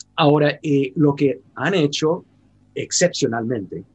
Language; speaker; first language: Spanish; early bilingual, heritage; Spanish